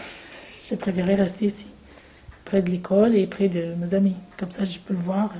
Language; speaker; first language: French; non-native, local second language; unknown